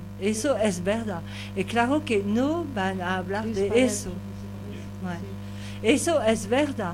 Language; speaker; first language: Spanish; non-native, learner; French